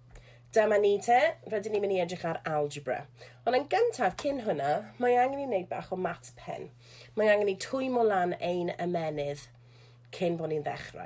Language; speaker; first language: Welsh; non-native, local second language; English